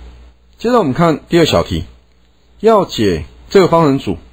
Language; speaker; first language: Chinese; native; Chinese